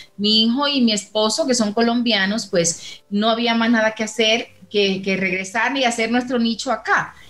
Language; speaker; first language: Spanish; native; Spanish